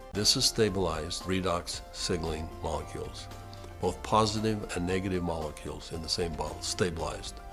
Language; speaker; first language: English; native; English